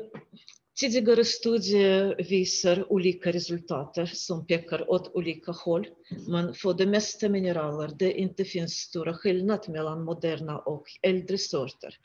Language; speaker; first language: Swedish; non-native, fluent; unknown